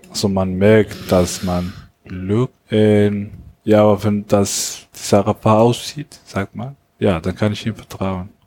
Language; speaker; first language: German; non-native, learner; Arabic